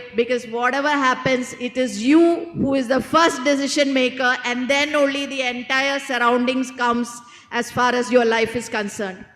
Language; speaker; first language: English; non-native, local second language; Malayalam